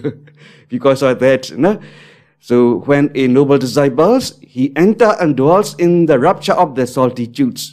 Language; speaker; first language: English; non-native, learner; Burmese